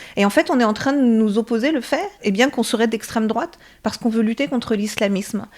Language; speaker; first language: French; early bilingual, other home language; Persian